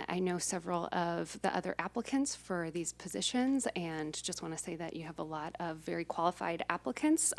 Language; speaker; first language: English; native; English